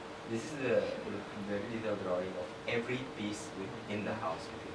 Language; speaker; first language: English; non-native, fluent; Indonesian